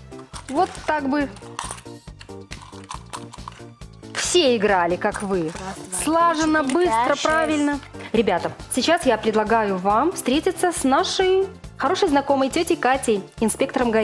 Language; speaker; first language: Russian; native; Russian